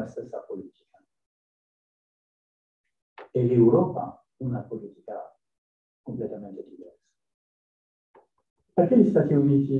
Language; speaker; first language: Italian; non-native, learner; French